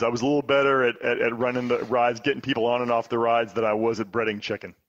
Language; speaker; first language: English; native; English